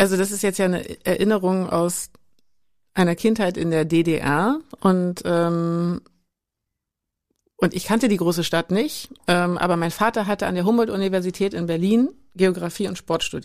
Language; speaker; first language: German; native; German